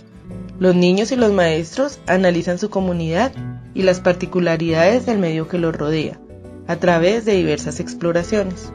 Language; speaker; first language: Spanish; native; Spanish